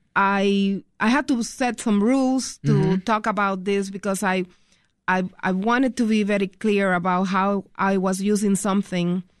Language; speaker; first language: English; non-native, fluent; Spanish